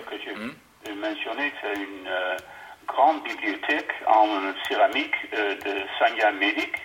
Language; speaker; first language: French; non-native, learner; Dutch